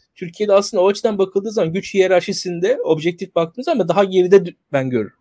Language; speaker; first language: Turkish; native; Turkish